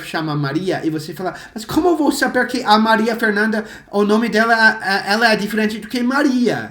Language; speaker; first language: Portuguese; non-native, fluent; English